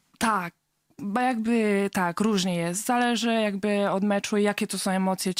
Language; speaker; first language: Polish; early bilingual, heritage; Polish